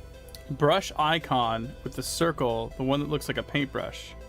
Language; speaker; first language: English; native; English